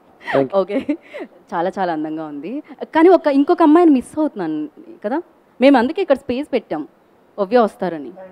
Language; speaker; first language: Telugu; native; Telugu